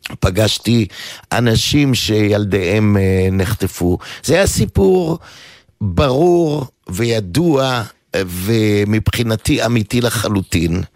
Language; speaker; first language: Hebrew; native; Hebrew